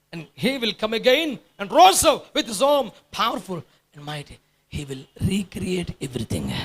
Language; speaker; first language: English; non-native, local second language; Telugu